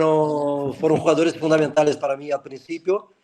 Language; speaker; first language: Spanish; non-native, fluent; Portuguese